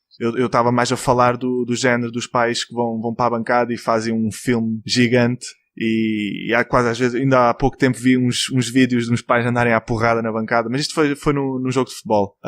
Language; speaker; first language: Portuguese; native; Portuguese